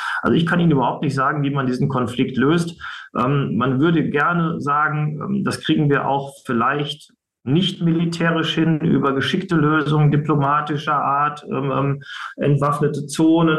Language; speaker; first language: German; native; German